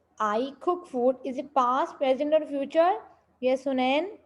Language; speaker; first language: English; non-native, local second language; Urdu